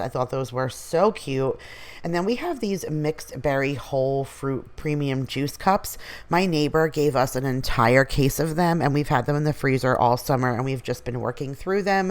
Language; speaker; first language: English; native; English